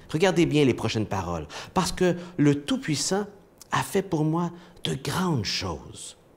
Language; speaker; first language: French; native; French